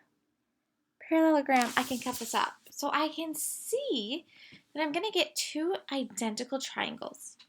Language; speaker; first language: English; native; English